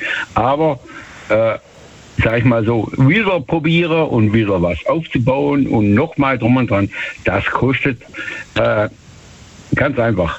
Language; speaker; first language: German; native; German